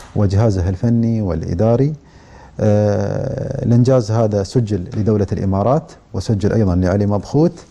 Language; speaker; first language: Arabic; native; Arabic